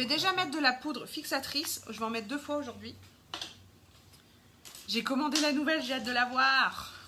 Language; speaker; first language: French; native; French